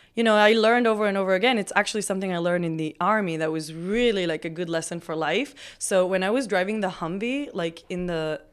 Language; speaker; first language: English; non-native, fluent; Hebrew